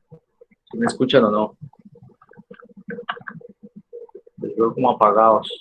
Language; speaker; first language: Spanish; native; Spanish